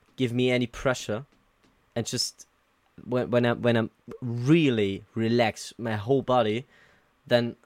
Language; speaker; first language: English; non-native, fluent; German